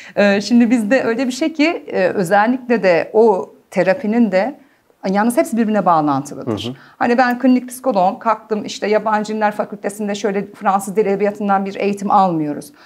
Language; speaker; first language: Turkish; early bilingual, heritage; Turkish